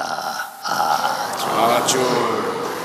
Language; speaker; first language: Korean; native; Korean